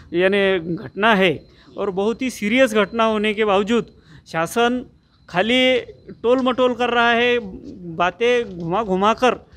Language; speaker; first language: Hindi; non-native, local second language; Marathi